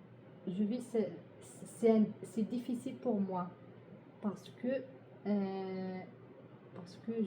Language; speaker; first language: French; non-native, learner; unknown